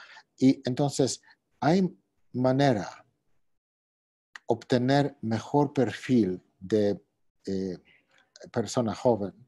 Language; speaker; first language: Spanish; non-native, fluent; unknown